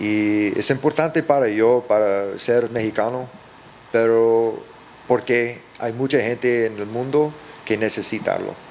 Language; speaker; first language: Spanish; early bilingual, heritage; English